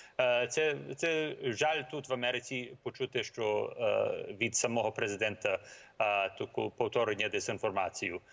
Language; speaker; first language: Ukrainian; early bilingual, heritage; Ukrainian